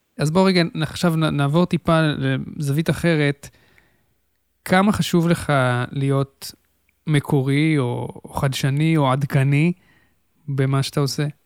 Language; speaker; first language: Hebrew; native; Hebrew